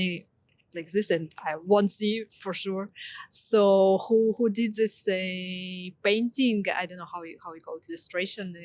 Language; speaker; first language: English; non-native, fluent; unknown